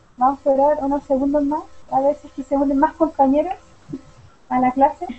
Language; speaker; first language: Spanish; native; Spanish